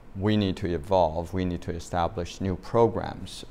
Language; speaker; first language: English; non-native, fluent; Chinese